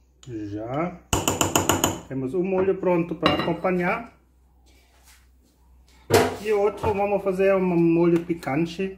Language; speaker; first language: Portuguese; non-native, fluent; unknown